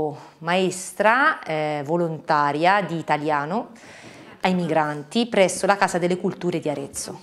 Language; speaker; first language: Italian; native; Italian